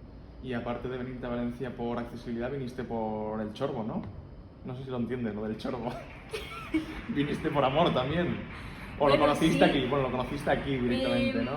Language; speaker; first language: Spanish; native; Spanish